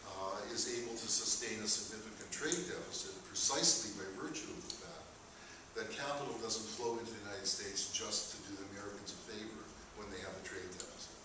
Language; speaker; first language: English; native; English